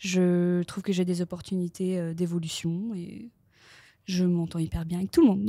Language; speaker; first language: French; native; French